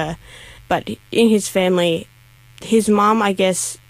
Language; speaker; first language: English; native; English